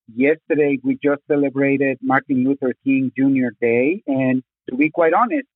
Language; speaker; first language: English; non-native, fluent; Spanish